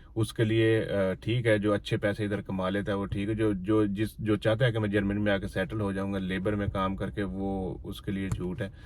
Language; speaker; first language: Urdu; non-native, local second language; Punjabi